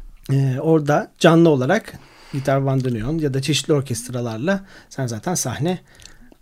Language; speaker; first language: Turkish; native; Turkish